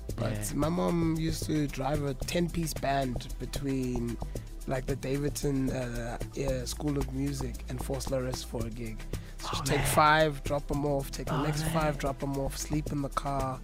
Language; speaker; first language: English; non-native, local second language; Zulu